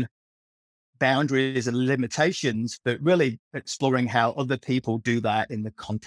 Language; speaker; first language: English; native; English